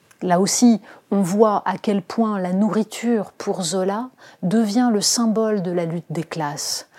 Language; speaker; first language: French; native; French